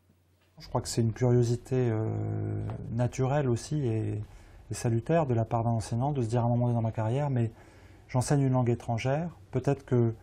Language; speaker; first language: French; native; French